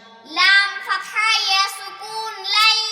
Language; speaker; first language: Arabic; non-native, learner; Bangla